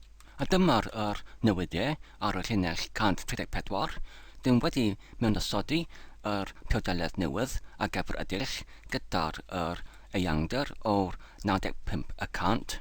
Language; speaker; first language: Welsh; non-native, learner; English